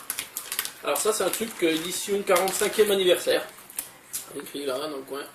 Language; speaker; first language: French; native; French